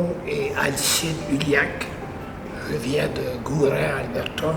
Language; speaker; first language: French; native; French